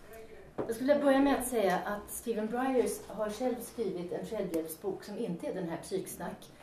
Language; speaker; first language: Swedish; native; Swedish